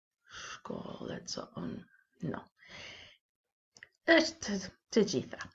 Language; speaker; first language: Albanian; non-native, learner; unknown